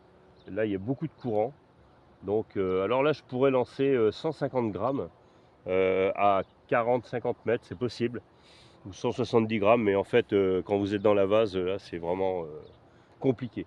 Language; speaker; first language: French; native; French